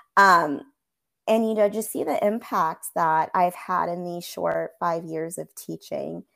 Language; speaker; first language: English; native; English